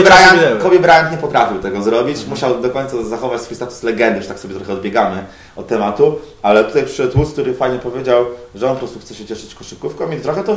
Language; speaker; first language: Polish; native; Polish